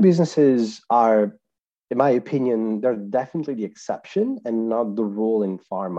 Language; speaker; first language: English; non-native, fluent; Italian